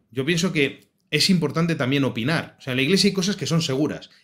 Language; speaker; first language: Spanish; native; Spanish